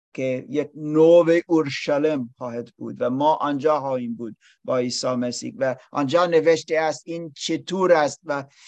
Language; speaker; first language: Persian; non-native, learner; English